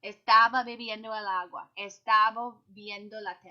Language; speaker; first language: Spanish; non-native, fluent; English